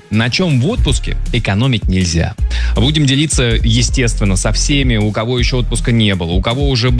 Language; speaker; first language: Russian; native; Russian